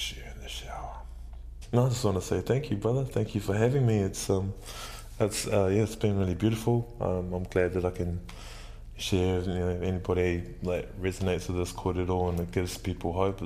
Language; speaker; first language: English; native; English